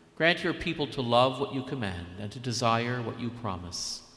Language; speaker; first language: English; native; English